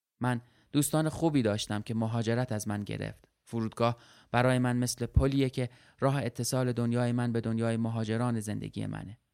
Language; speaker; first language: Persian; early bilingual, other home language; Arabic